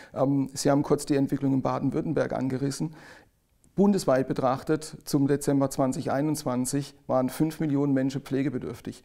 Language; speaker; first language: German; native; German